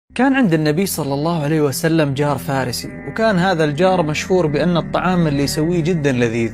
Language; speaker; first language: Arabic; native; Arabic